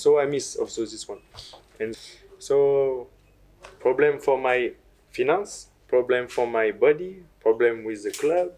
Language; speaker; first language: English; non-native, learner; French